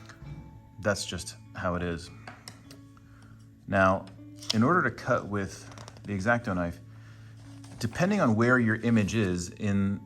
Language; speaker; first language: English; native; English